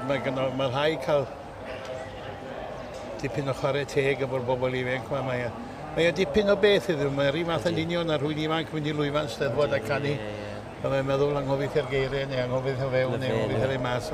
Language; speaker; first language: Welsh; native; Welsh